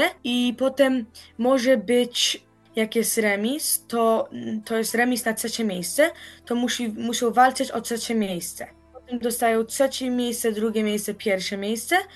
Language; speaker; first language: Polish; early bilingual, heritage; Polish